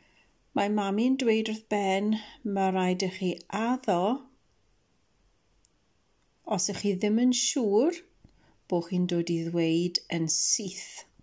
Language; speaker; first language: Welsh; non-native, local second language; English